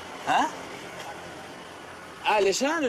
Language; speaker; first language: French; native; French